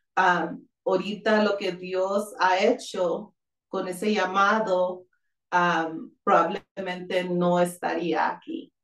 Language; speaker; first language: Spanish; early bilingual, heritage; Spanish